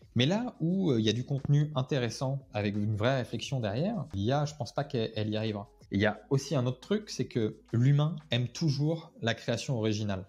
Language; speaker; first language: French; native; French